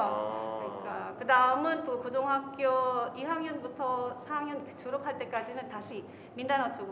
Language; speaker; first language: Korean; non-native, fluent; Filipino